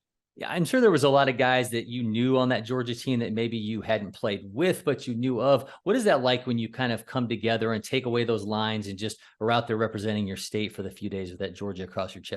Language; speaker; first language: English; native; English